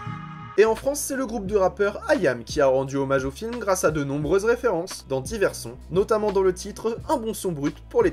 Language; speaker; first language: French; native; French